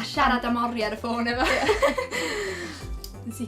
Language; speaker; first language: Welsh; native; Welsh